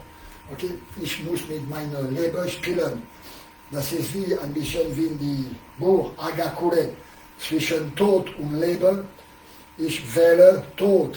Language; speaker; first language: German; non-native, learner; French